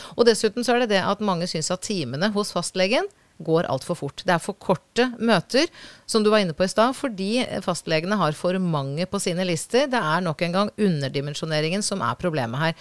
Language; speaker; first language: Norwegian; native; Norwegian